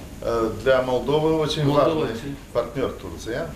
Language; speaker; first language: Russian; non-native, local second language; Romanian